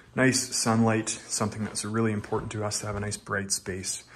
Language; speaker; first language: English; native; English